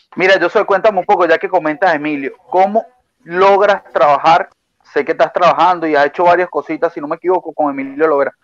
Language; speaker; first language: Spanish; native; Spanish